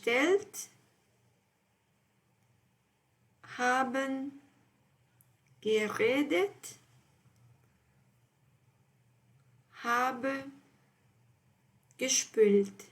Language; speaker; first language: German; non-native, fluent; Portuguese